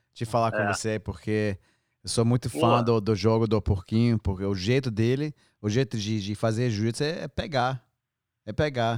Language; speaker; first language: Portuguese; non-native, learner; English